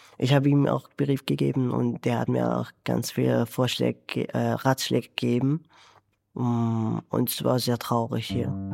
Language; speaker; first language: German; non-native, fluent; Arabic